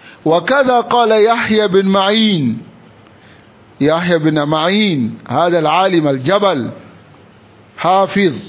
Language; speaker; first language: Arabic; non-native, fluent; French